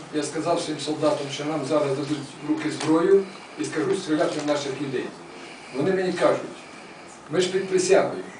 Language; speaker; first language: Ukrainian; native; Ukrainian